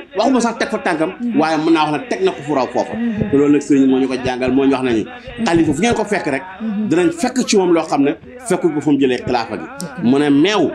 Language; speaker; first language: Wolof; native; Wolof